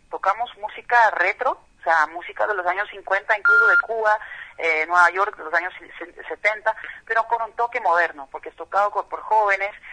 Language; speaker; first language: Spanish; non-native, fluent; Dutch